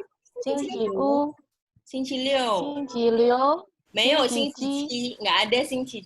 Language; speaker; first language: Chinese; non-native, fluent; Indonesian